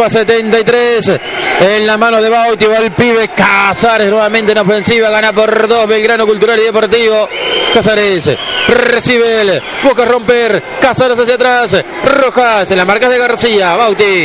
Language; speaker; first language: Spanish; native; Spanish